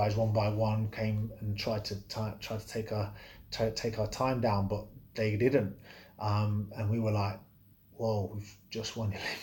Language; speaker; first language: English; native; English